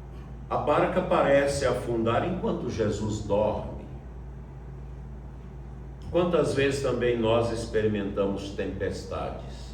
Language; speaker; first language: Portuguese; native; Portuguese